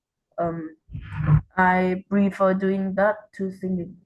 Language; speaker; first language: English; non-native, learner; Vietnamese